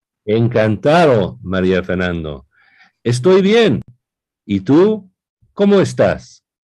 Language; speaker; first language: Spanish; non-native, fluent; English